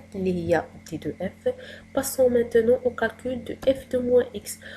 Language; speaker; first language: French; non-native, local second language; Arabic